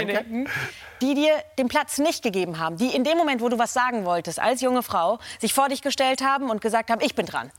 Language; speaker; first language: German; native; German